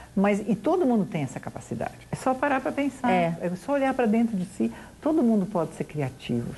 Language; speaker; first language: Portuguese; native; Portuguese